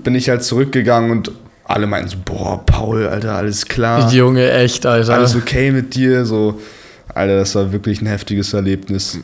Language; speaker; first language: German; native; German